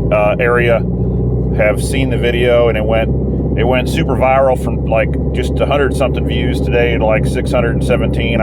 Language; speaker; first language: English; native; English